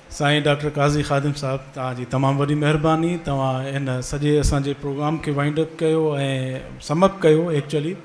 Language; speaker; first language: Sindhi; native; Sindhi